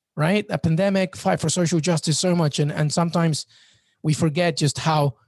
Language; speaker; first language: English; native; English